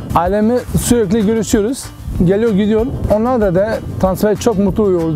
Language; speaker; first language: Turkish; early bilingual, heritage; Turkish